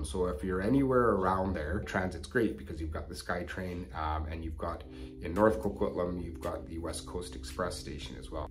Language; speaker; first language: English; native; English